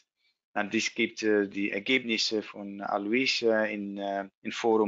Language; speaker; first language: German; non-native, learner; Dutch